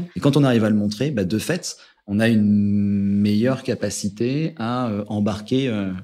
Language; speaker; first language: French; native; French